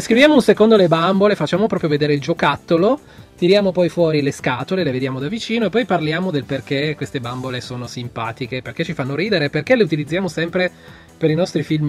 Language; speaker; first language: Italian; native; Italian